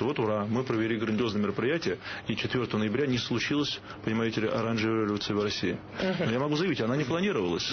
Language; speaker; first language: Russian; native; Russian